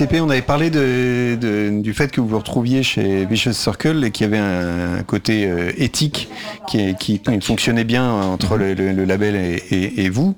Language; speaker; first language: French; native; French